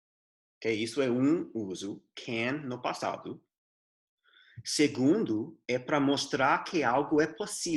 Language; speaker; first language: Portuguese; non-native, fluent; English